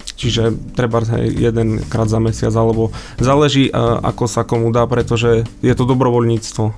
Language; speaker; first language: Slovak; native; Slovak